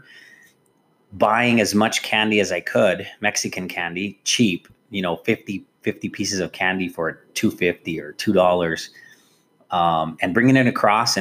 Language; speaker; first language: English; native; English